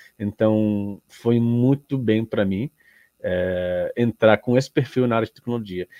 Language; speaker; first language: Portuguese; non-native, learner; Arabic